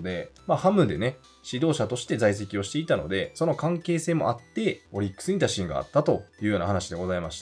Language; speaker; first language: Japanese; native; Japanese